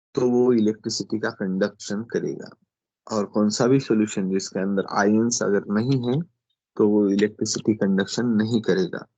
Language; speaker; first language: Hindi; non-native, local second language; Marathi